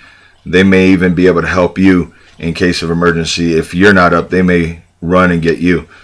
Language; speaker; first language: English; native; English